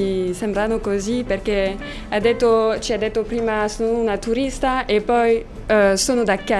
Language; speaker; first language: Italian; non-native, fluent; French